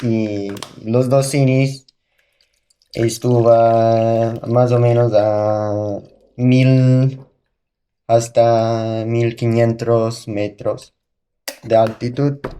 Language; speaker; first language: Spanish; non-native, learner; Dutch